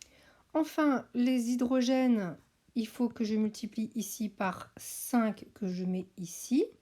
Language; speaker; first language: French; native; French